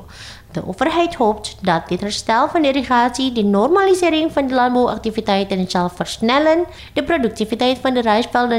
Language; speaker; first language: Dutch; non-native, fluent; Indonesian